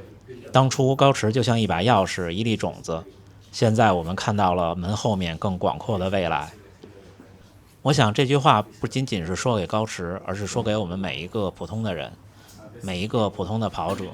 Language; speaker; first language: Chinese; native; Chinese